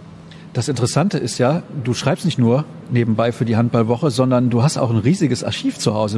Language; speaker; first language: German; native; German